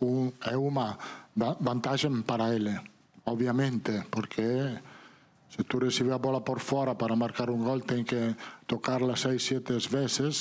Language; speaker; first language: Portuguese; non-native, fluent; Italian